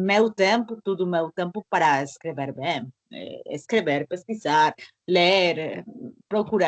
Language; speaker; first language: Portuguese; non-native, learner; Spanish